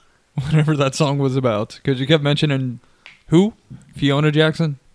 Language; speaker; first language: English; native; English